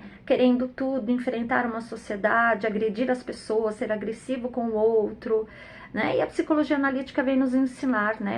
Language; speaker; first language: Portuguese; native; Portuguese